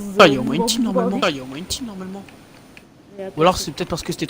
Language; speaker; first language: French; native; French